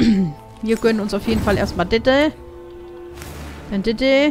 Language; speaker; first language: German; native; German